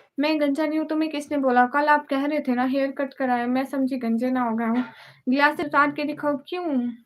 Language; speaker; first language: Urdu; non-native, local second language; Punjabi